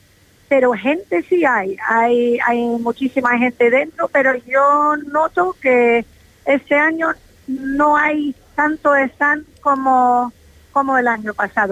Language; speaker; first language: Spanish; non-native, fluent; English